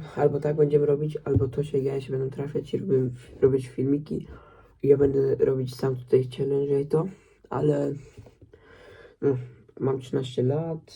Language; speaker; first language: Polish; early bilingual, heritage; Polish